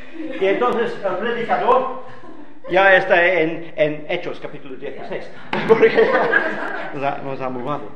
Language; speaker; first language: Spanish; non-native, fluent; English